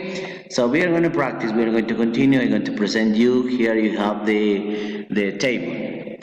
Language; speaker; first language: English; non-native, fluent; Spanish